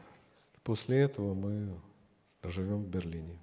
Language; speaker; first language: Russian; native; Russian